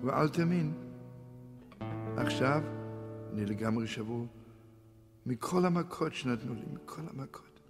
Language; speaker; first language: Hebrew; non-native, fluent; Yiddish